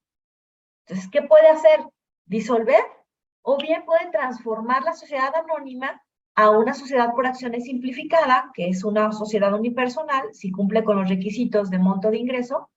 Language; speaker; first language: Spanish; native; Spanish